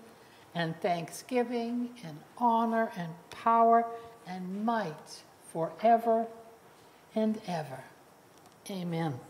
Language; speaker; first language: English; native; English